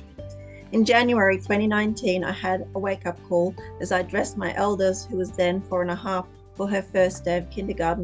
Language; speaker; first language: English; native; English